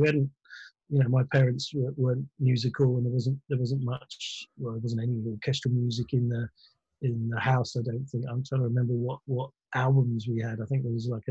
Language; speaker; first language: English; native; English